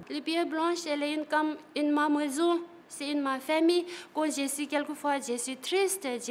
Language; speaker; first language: French; non-native, learner; Tibetan